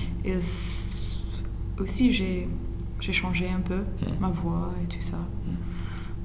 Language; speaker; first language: French; non-native, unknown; English